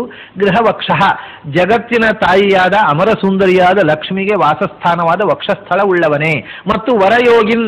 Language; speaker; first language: Kannada; native; Kannada